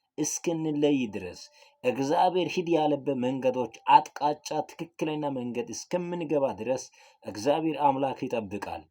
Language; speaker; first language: Amharic; non-native, local second language; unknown